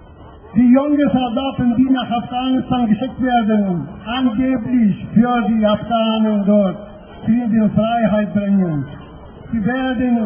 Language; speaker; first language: German; non-native, fluent; Persian